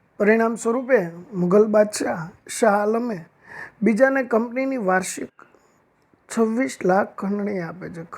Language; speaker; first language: Gujarati; native; Gujarati